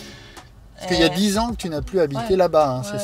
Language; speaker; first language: French; native; French